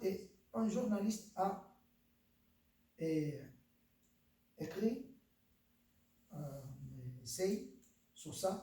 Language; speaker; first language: French; non-native, fluent; Spanish